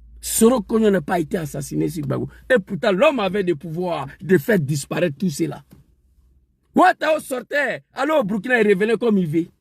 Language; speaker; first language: French; non-native, local second language; Dyula